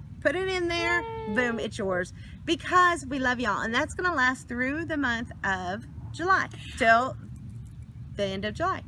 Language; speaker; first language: English; native; English